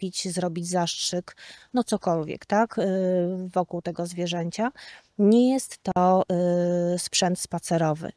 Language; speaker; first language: Polish; native; Polish